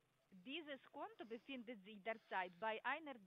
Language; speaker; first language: German; non-native, learner; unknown